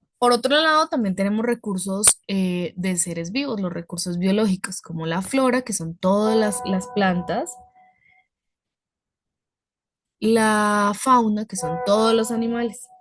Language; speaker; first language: Spanish; native; Spanish